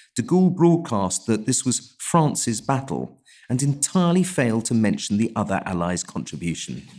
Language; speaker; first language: English; native; English